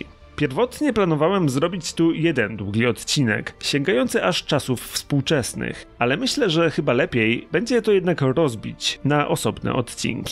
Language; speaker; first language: Polish; native; Polish